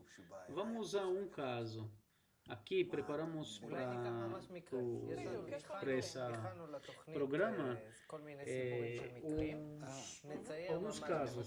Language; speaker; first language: Portuguese; non-native, fluent; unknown